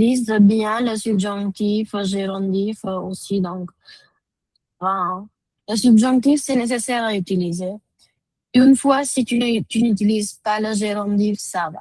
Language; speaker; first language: French; non-native, fluent; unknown